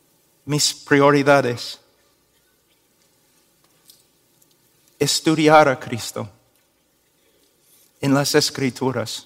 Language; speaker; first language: Spanish; non-native, fluent; English